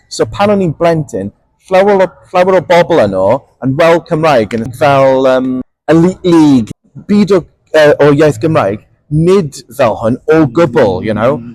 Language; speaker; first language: Welsh; non-native, local second language; English